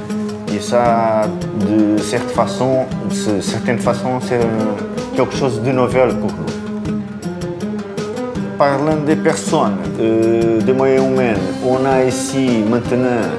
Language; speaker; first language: French; non-native, fluent; Portuguese